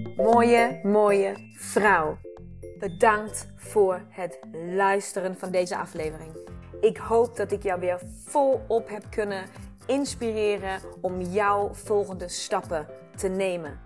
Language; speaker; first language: Dutch; non-native, fluent; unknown